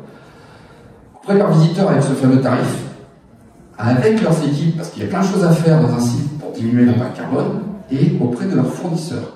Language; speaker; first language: French; native; French